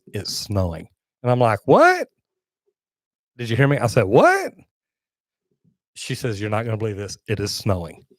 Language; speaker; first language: English; native; English